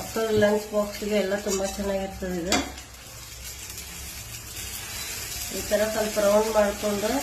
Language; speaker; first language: Kannada; native; Kannada